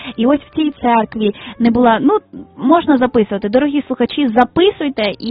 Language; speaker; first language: Ukrainian; native; Ukrainian